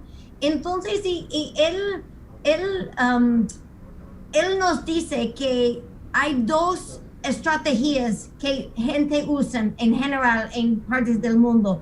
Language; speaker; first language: Spanish; non-native, fluent; English